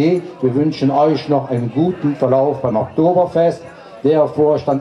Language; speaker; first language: German; native; German